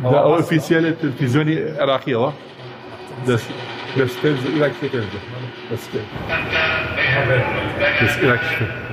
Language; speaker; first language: German; non-native, learner; Kurdish